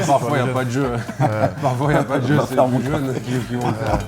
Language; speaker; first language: French; early bilingual, other home language; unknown